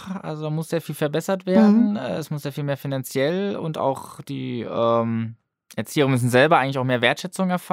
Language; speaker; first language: German; native; German